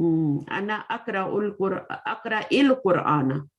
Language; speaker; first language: Arabic; non-native, fluent; Urdu